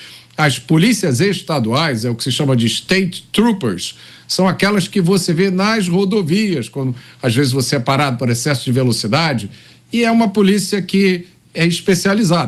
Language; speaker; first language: Portuguese; native; Portuguese